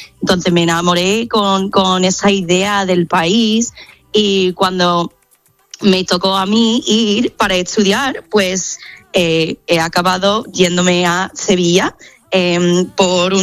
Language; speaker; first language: Spanish; non-native, fluent; English